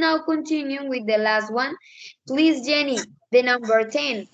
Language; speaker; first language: English; non-native, learner; Spanish